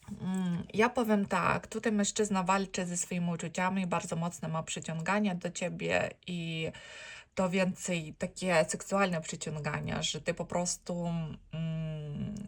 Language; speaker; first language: Polish; non-native, learner; Ukrainian